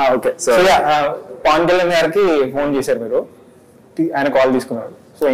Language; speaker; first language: Telugu; native; Telugu